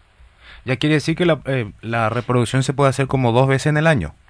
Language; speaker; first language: Spanish; native; Spanish